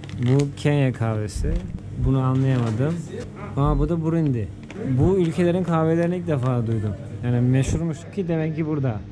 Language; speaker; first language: Turkish; native; Turkish